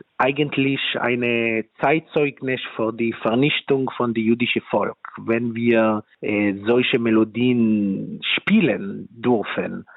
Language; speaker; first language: German; non-native, fluent; Hebrew